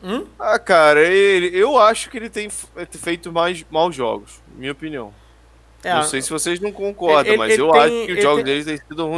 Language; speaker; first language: Portuguese; native; Portuguese